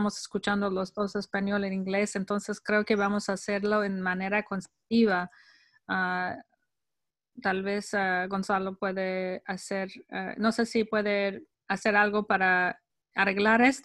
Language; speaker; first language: Spanish; non-native, fluent; English